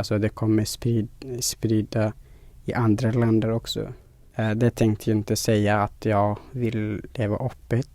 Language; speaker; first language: Swedish; non-native, fluent; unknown